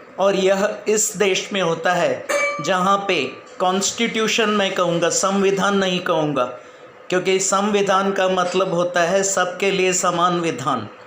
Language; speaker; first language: Hindi; non-native, local second language; Tamil